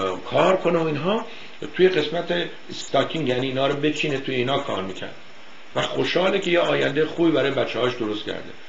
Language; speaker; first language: Persian; native; Persian